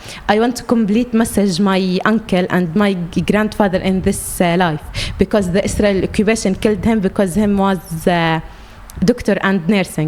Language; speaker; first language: English; non-native, learner; Arabic